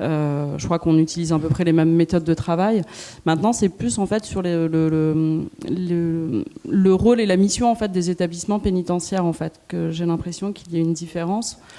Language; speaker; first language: French; native; French